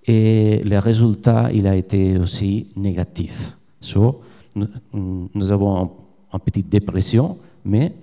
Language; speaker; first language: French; non-native, learner; Catalan